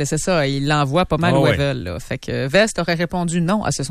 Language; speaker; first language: French; native; French